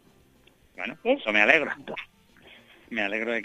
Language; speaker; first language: Spanish; native; Spanish